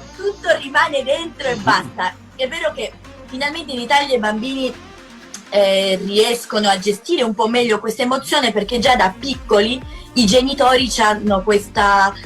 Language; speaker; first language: Italian; non-native, fluent; Spanish